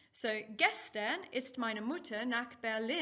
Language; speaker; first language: German; non-native, fluent; English